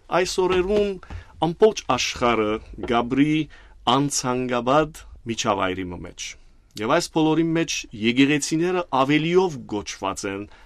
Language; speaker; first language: Armenian; early bilingual, heritage; Armenian